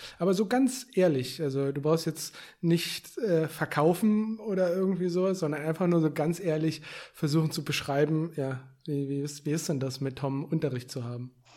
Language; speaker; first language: German; native; German